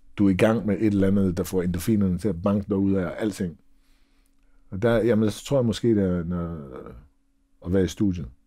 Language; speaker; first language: Danish; native; Danish